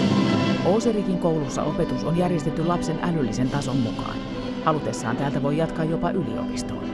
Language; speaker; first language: Finnish; native; Finnish